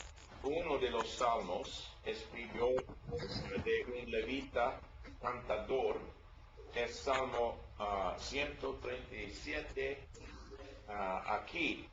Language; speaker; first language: Spanish; non-native, learner; English